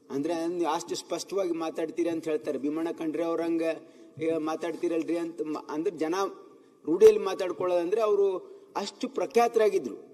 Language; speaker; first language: Kannada; native; Kannada